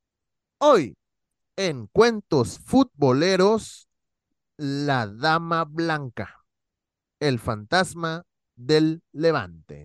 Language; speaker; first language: Spanish; native; Spanish